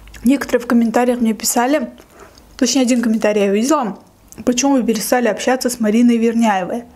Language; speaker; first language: Russian; native; Russian